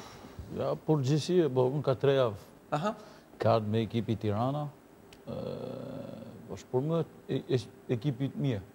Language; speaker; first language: Albanian; non-native, learner; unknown